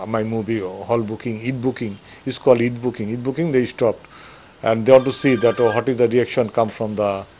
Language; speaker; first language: English; non-native, local second language; Bangla